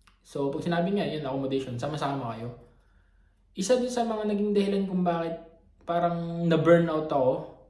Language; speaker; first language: Filipino; native; Filipino